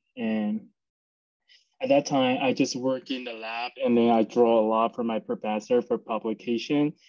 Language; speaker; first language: English; non-native, fluent; Chinese